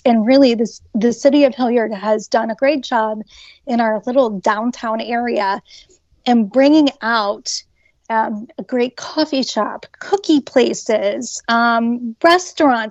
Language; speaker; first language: English; native; English